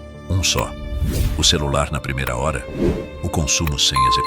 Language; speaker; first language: Portuguese; native; Portuguese